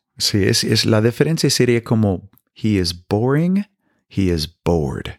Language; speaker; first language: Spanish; non-native, fluent; English